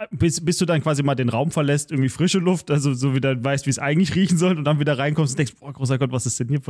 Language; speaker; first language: German; native; German